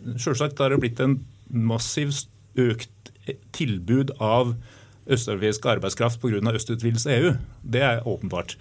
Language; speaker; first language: Norwegian; native; Norwegian